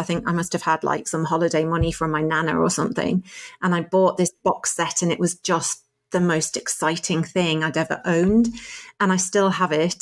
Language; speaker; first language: English; native; English